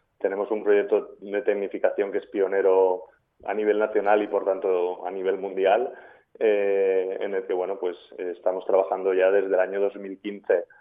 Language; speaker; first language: Spanish; native; Spanish